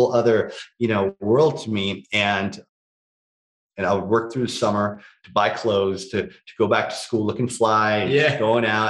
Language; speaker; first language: English; native; English